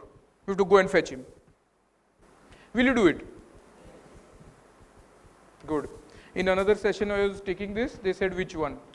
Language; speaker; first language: English; non-native, local second language; Gujarati